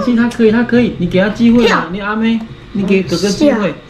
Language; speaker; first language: Chinese; native; Chinese